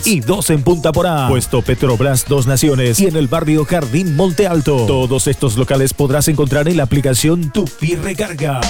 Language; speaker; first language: Spanish; native; Spanish